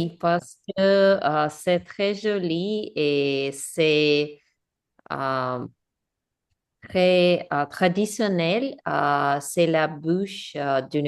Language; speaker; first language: French; non-native, learner; English